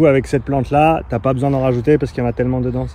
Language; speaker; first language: French; native; French